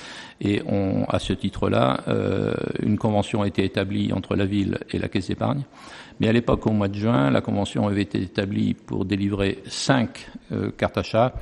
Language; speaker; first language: French; native; French